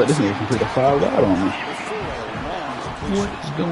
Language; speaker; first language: English; native; English